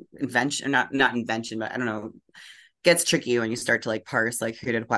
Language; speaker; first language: English; native; English